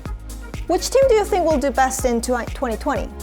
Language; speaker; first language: English; non-native, fluent; Korean